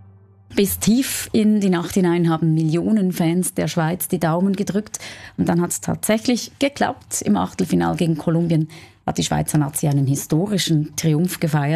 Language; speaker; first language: German; native; German